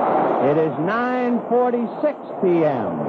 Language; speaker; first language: English; native; English